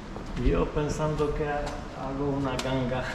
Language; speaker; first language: Spanish; non-native, fluent; Polish